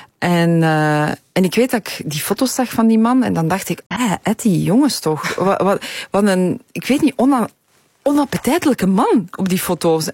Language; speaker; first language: Dutch; early bilingual, other home language; Polish